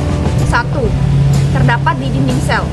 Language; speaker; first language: Indonesian; native; Indonesian